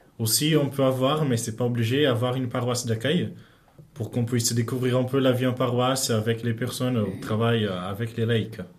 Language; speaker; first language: French; non-native, fluent; Portuguese